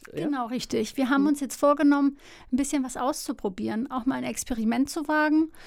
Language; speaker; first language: German; early bilingual, other home language; Turkish